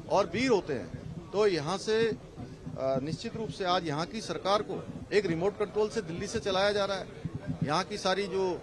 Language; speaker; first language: Hindi; native; Hindi